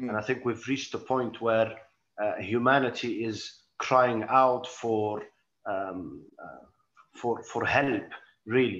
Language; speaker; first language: English; non-native, fluent; Arabic